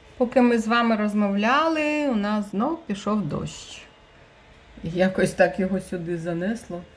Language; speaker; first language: Ukrainian; native; Ukrainian